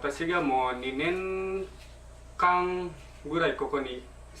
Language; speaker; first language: Japanese; non-native, learner; Indonesian